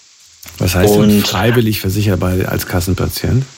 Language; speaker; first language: German; native; German